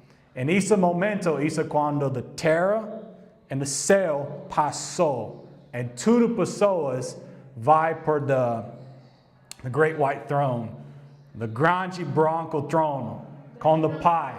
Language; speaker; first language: Portuguese; non-native, learner; English